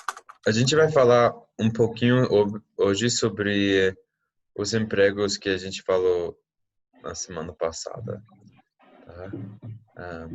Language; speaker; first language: Portuguese; non-native, fluent; English